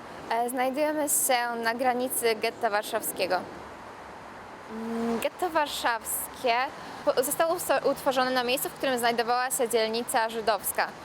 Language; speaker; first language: Polish; native; Polish